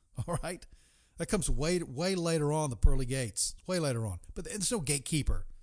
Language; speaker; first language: English; native; English